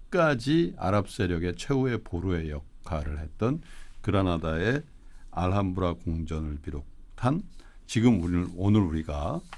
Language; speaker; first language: Korean; native; Korean